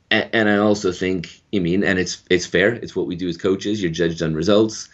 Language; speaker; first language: English; native; English